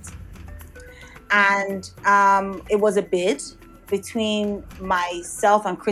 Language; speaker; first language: English; non-native, local second language; Yoruba